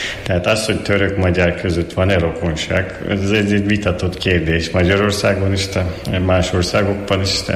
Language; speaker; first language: Hungarian; non-native, fluent; Turkish